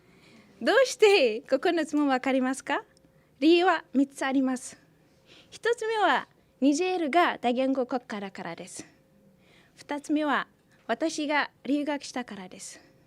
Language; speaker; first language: Japanese; non-native, fluent; Hausa